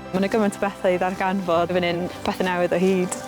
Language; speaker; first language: Welsh; native; Welsh